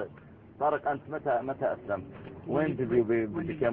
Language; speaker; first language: Arabic; native; Arabic